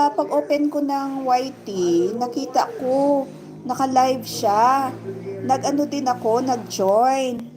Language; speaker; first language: Filipino; non-native, local second language; Hiligaynon